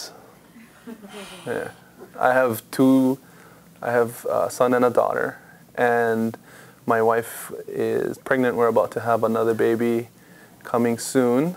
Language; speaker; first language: English; native; English